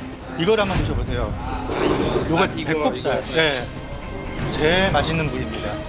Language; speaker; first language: Korean; native; Korean